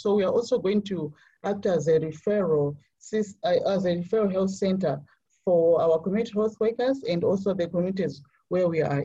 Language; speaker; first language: English; non-native, local second language; Nyanja